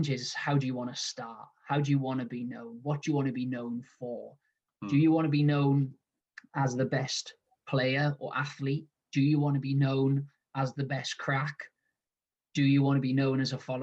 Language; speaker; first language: English; native; English